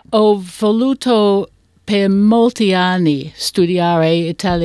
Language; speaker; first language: Italian; non-native, learner; English